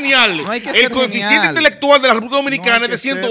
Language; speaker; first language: Spanish; native; Spanish